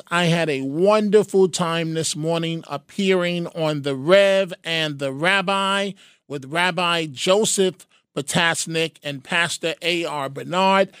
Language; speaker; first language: English; native; English